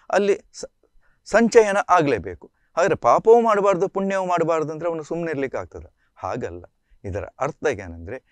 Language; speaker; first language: Kannada; native; Kannada